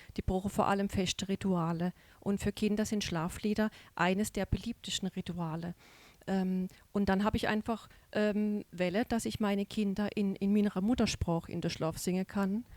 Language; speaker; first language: German; native; German